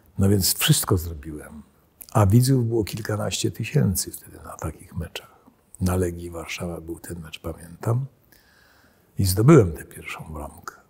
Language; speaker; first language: Polish; native; Polish